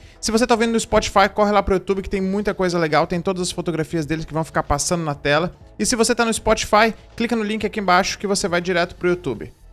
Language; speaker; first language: Portuguese; native; Portuguese